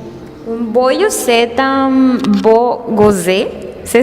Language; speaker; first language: French; non-native, learner; Spanish